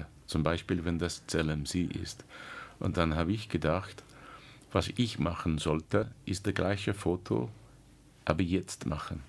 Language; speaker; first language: German; non-native, learner; English